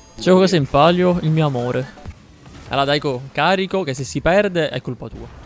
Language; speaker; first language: Italian; native; Italian